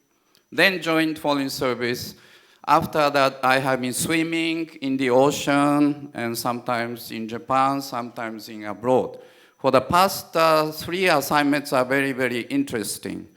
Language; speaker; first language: English; non-native, fluent; Japanese